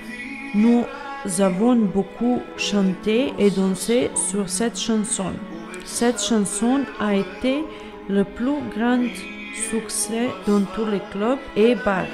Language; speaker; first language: French; non-native, learner; Serbian